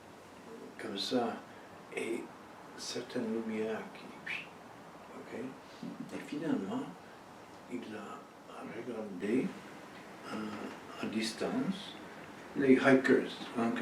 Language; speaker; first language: French; non-native, fluent; English